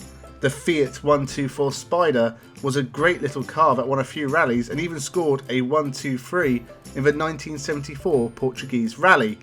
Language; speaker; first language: English; native; English